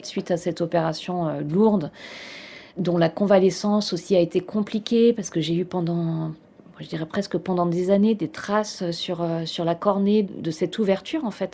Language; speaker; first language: French; native; French